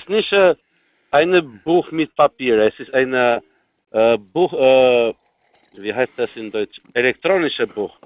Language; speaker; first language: German; non-native, fluent; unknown